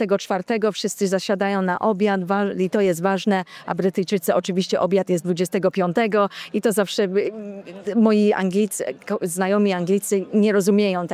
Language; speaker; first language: Polish; early bilingual, heritage; Polish